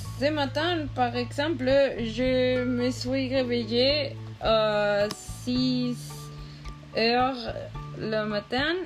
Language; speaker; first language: French; non-native, learner; Spanish